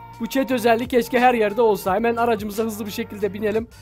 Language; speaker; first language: Turkish; native; Turkish